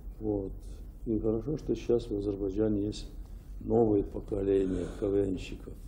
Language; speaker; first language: Russian; non-native, local second language; Azerbaijani